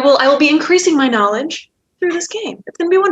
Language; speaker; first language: English; native; English